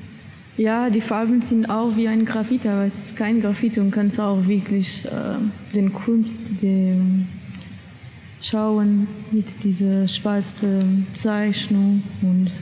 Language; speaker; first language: German; non-native, learner; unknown